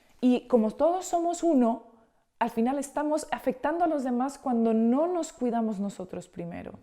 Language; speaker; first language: Spanish; native; Spanish